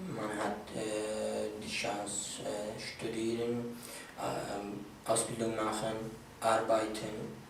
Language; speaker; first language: German; non-native, fluent; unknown